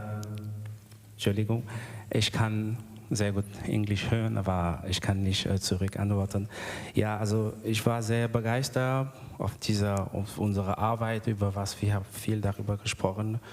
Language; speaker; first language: German; non-native, learner; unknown